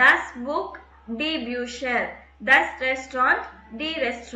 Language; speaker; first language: German; non-native, fluent; Tamil